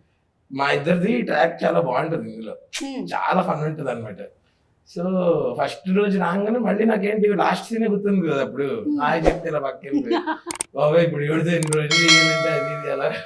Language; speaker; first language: Telugu; native; Telugu